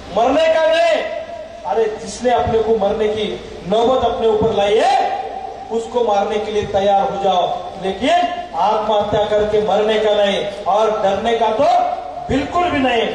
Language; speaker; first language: Hindi; non-native, local second language; Marathi